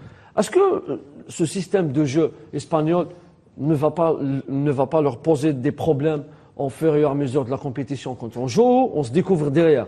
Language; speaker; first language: French; non-native, local second language; Arabic